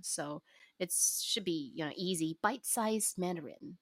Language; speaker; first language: English; non-native, fluent; Chinese